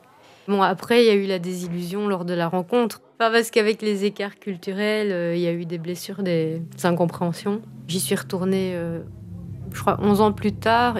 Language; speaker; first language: French; native; French